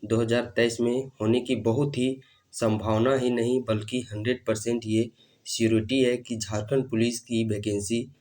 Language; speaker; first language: Hindi; native; Hindi